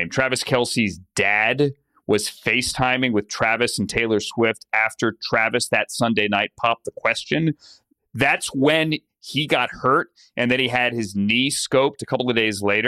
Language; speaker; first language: English; native; English